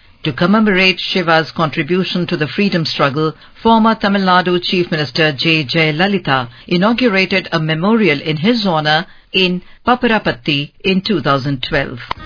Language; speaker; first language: English; non-native, local second language; Hindi